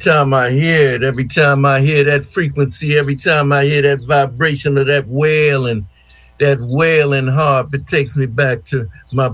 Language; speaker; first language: English; native; English